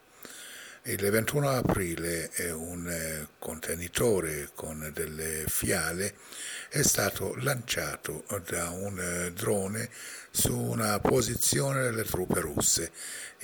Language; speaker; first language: Italian; non-native, fluent; Persian